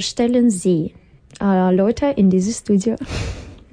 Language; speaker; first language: German; non-native, learner; Russian